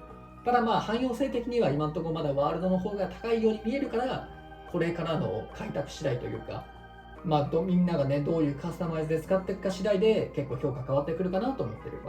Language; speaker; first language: Japanese; native; Japanese